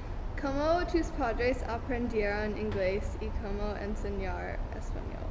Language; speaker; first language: Spanish; non-native, learner; English